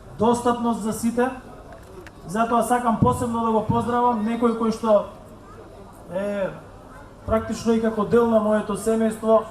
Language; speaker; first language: Macedonian; native; Macedonian